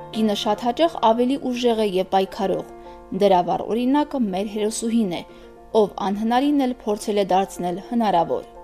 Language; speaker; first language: Armenian; native; Armenian